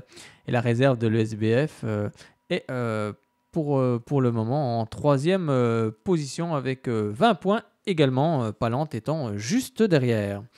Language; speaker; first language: French; native; French